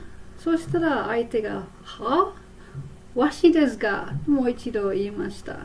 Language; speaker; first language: Japanese; non-native, fluent; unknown